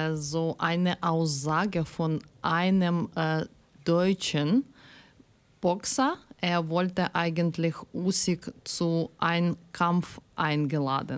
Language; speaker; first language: German; non-native, learner; Ukrainian